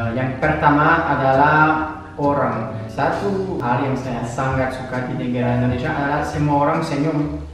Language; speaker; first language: Indonesian; non-native, fluent; French